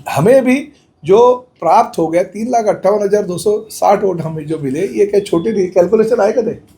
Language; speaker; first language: Hindi; non-native, local second language; Marathi